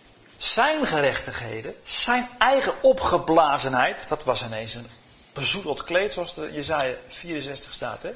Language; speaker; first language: Dutch; native; Dutch